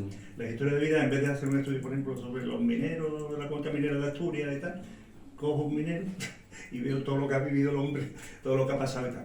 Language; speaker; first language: Spanish; native; Spanish